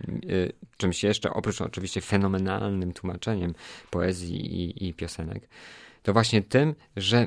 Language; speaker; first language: Polish; native; Polish